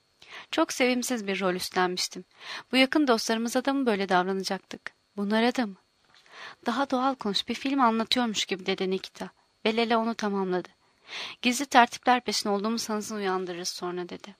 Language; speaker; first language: Turkish; native; Turkish